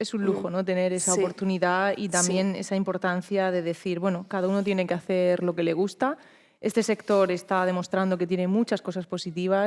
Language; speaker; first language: Spanish; native; Spanish